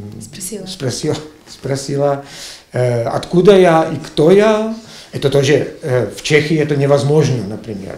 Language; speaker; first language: Russian; non-native, learner; Czech